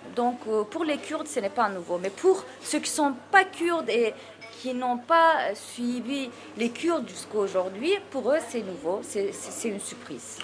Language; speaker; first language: French; non-native, fluent; Turkish